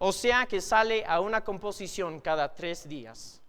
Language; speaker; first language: Spanish; non-native, fluent; English